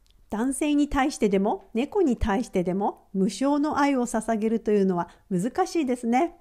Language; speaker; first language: Japanese; native; Japanese